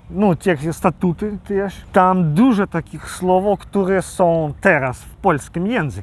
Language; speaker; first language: Polish; non-native, local second language; Belarusian